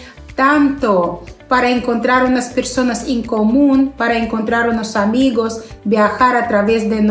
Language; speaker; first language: Spanish; non-native, fluent; Russian